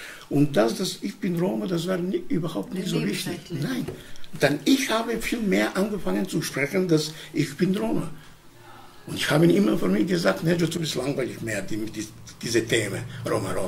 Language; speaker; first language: German; non-native, learner; Romany